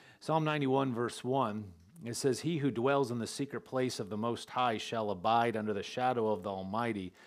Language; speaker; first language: English; native; English